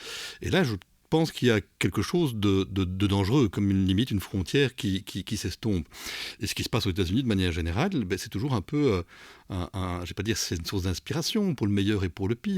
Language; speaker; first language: French; native; French